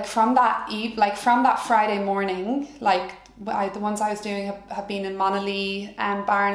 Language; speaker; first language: English; native; English